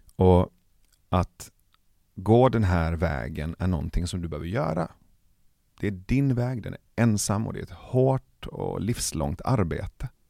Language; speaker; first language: Swedish; early bilingual, other home language; Persian